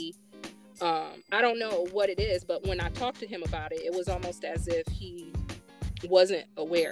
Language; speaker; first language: English; native; English